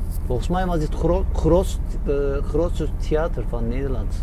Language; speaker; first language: Dutch; non-native, fluent; Turkish